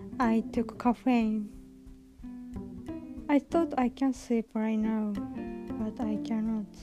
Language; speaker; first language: English; non-native, learner; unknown